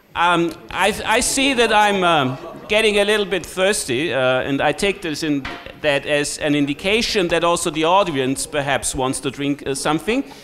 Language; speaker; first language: English; non-native, fluent; German